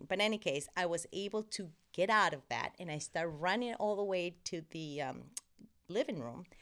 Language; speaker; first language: English; non-native, fluent; Spanish